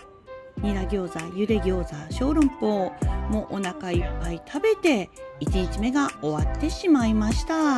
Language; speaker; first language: Japanese; native; Japanese